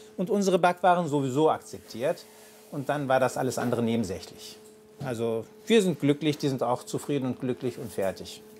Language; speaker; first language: German; non-native, fluent; Turkish